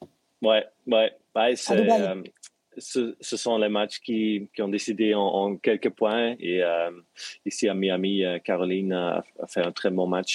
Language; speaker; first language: French; non-native, local second language; Dutch